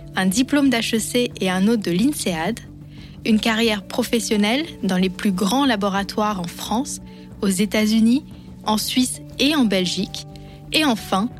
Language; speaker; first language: French; native; French